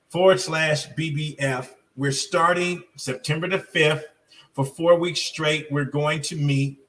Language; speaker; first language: English; native; English